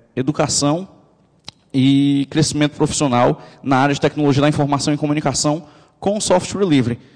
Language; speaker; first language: Portuguese; native; Portuguese